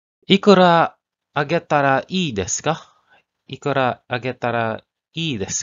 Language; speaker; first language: Japanese; non-native, learner; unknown